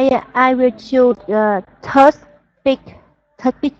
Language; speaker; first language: English; non-native, learner; Vietnamese